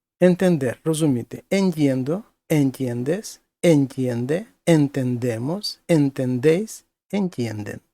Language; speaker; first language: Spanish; non-native, fluent; Ukrainian